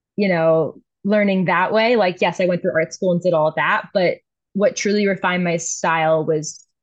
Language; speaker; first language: English; native; English